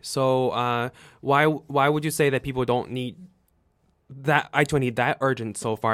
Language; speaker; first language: English; non-native, fluent; Chinese